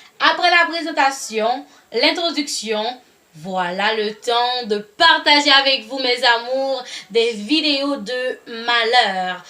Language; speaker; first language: French; non-native, local second language; Haitian Creole